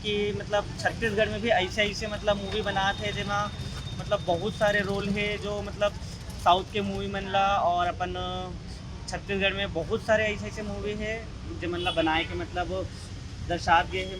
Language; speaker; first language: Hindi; non-native, local second language; Chhattisgarhi